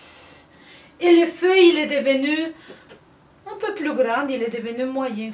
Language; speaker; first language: French; non-native, fluent; Spanish